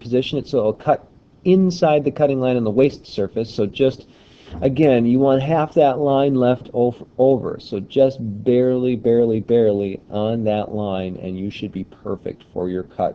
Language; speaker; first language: English; native; English